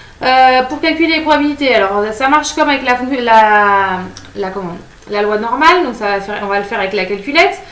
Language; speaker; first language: French; native; French